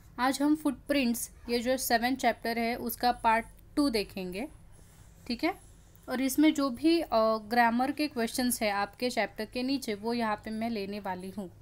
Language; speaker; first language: Hindi; non-native, local second language; Marathi